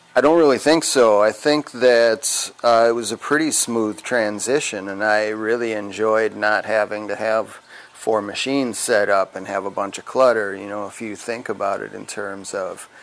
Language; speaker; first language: English; native; English